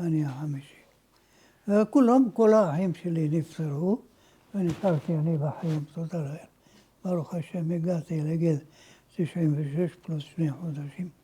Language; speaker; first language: Hebrew; non-native, fluent; Ladino